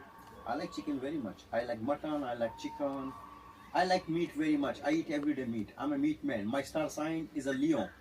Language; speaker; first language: English; non-native, learner; Hindi